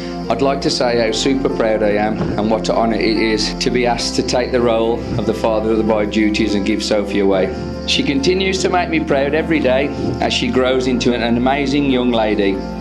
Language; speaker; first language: English; native; English